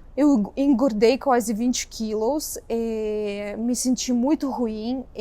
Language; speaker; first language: Portuguese; non-native, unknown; Russian